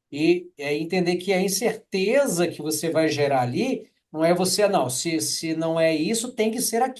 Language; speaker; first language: Portuguese; native; Portuguese